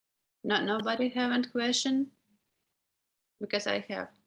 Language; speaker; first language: English; non-native, learner; Ukrainian